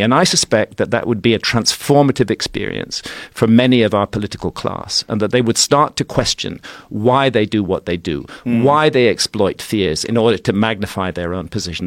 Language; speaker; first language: English; native; English